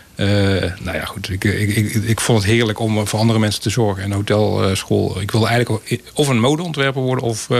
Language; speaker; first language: Dutch; native; Dutch